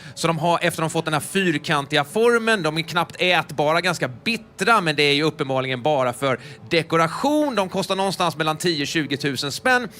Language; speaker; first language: Swedish; native; Swedish